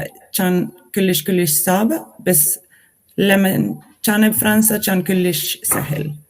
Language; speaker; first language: Arabic; non-native, learner; Swedish